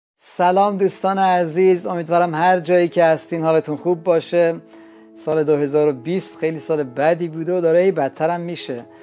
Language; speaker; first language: Persian; non-native, local second language; Armenian